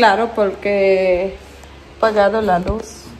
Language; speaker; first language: Spanish; non-native, learner; Filipino